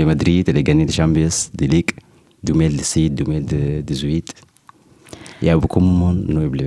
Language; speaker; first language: French; non-native, learner; Arabic